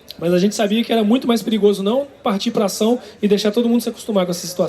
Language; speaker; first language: Portuguese; native; Portuguese